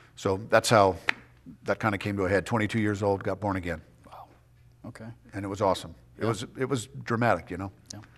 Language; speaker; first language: English; native; English